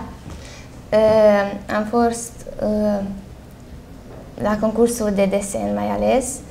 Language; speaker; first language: Romanian; non-native, local second language; Hungarian